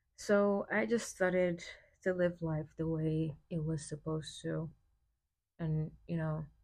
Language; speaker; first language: English; early bilingual, other home language; Wolof